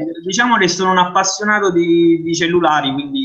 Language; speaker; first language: Italian; native; Italian